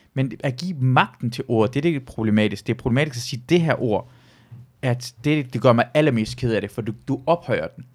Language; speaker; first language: Danish; early bilingual, other home language; Persian